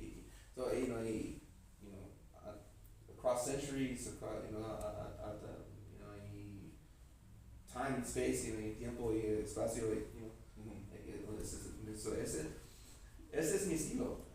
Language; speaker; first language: Spanish; non-native, learner; English